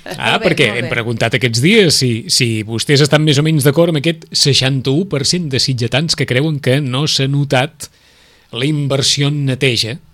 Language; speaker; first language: Catalan; native; Catalan